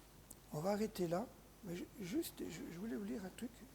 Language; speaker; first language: French; native; French